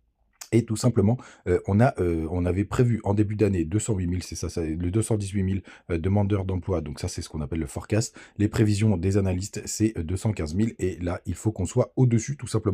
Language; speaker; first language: French; native; French